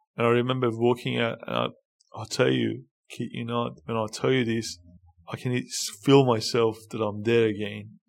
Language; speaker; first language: English; non-native, fluent; Persian